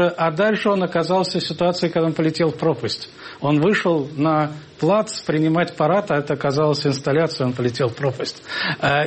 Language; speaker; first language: Russian; native; Russian